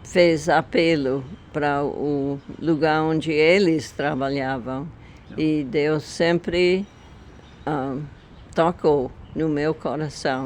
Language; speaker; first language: Portuguese; non-native, fluent; English